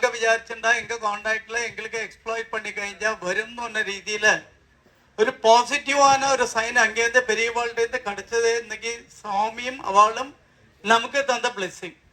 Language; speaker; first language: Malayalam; non-native, local second language; Tamil